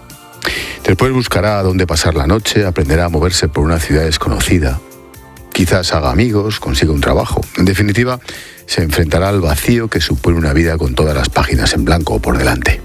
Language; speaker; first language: Spanish; native; Spanish